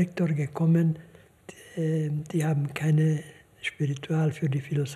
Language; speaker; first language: German; non-native, fluent; Hungarian